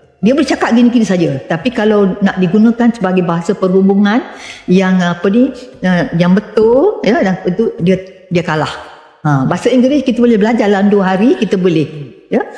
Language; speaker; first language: Malay; native; Malay